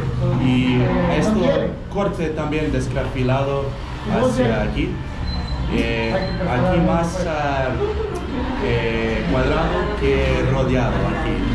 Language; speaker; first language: Spanish; non-native, learner; English